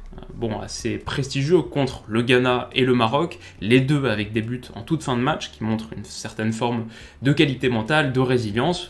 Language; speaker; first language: French; native; French